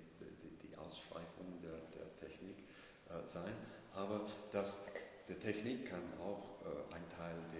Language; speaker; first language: German; non-native, fluent; English